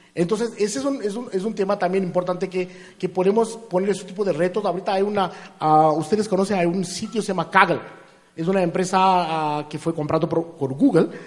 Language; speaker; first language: Spanish; non-native, fluent; Hindi